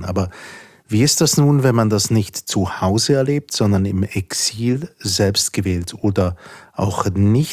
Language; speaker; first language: German; native; German